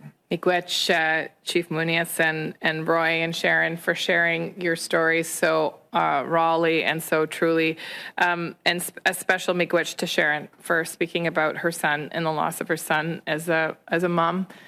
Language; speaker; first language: English; native; English